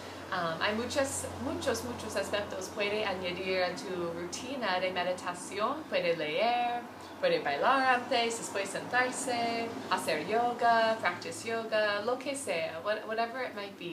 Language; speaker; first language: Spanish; non-native, fluent; English